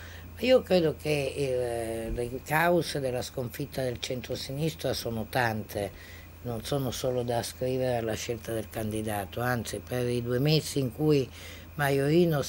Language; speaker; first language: Italian; native; Italian